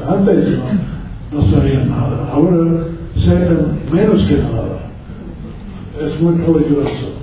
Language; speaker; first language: Spanish; non-native, learner; English